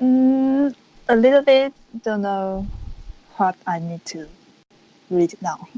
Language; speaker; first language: English; non-native, learner; Chinese